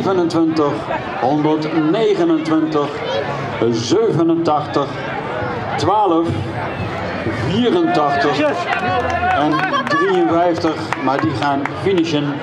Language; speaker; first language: Dutch; native; Dutch